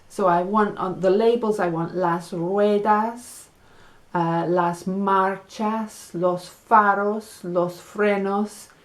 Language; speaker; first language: Spanish; non-native, fluent; English